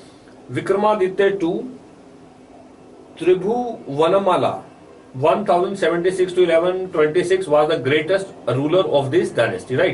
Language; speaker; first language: English; non-native, local second language; Hindi